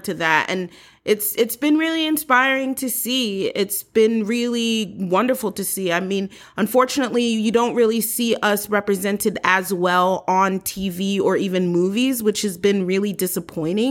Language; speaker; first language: English; early bilingual, other home language; Haitian Creole